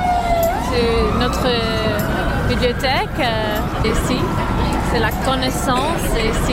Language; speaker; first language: French; non-native, fluent; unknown